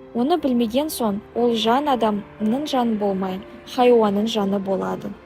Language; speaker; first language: Kazakh; native; Kazakh